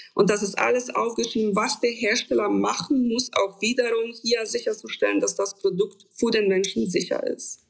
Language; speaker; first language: German; non-native, fluent; Polish